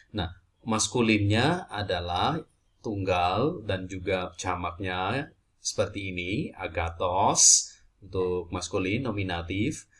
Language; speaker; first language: Indonesian; native; Indonesian